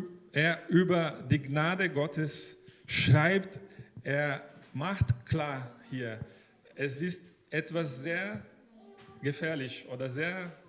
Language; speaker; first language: German; non-native, fluent; Portuguese